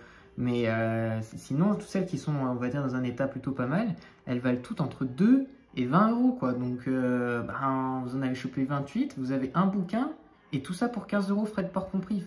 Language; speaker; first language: French; native; French